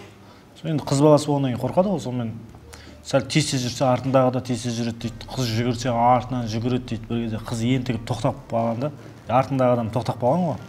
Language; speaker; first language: Kazakh; native; Kazakh